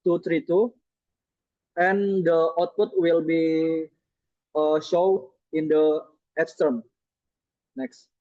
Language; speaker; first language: English; non-native, learner; Indonesian